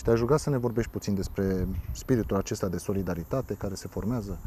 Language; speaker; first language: Romanian; native; Romanian